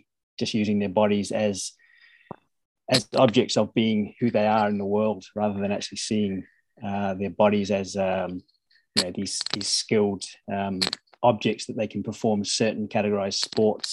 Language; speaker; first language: English; native; English